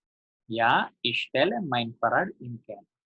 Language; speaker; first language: German; non-native, learner; Gujarati